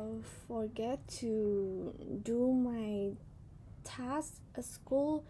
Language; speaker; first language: English; non-native, learner; Vietnamese